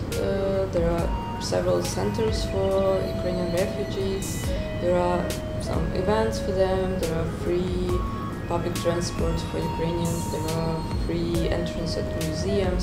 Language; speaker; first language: English; non-native, fluent; Latvian